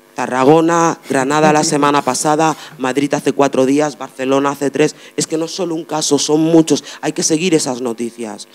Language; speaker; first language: Spanish; non-native, fluent; Arabic